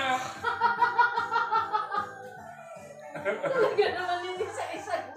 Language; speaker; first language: German; non-native, learner; Filipino